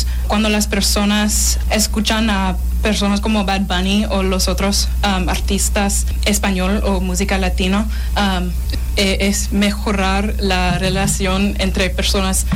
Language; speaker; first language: Spanish; non-native, learner; English